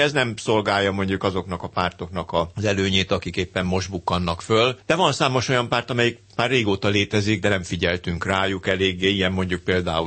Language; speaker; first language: Hungarian; native; Hungarian